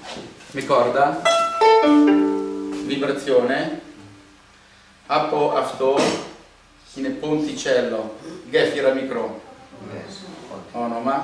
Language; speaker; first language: Greek; non-native, learner; Italian